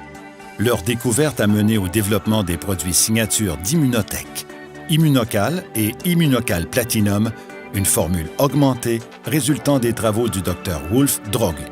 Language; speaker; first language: French; native; French